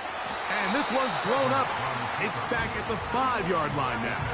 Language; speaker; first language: English; native; English